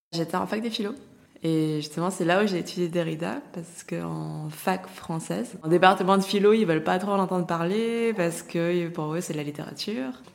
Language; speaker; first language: French; native; French